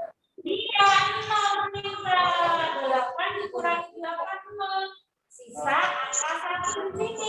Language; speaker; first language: Indonesian; native; Indonesian